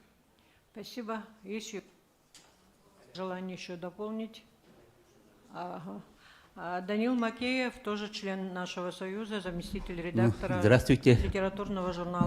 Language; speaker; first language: Russian; native; Russian